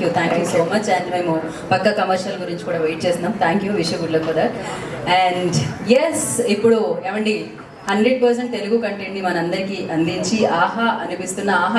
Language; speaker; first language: Telugu; native; Telugu